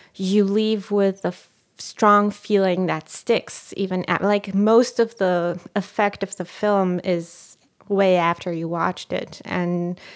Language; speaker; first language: English; non-native, fluent; Hebrew